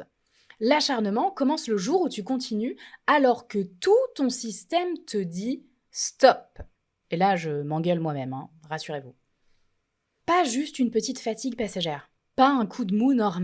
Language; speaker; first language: French; native; French